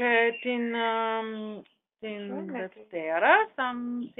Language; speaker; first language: Greek; non-native, learner; German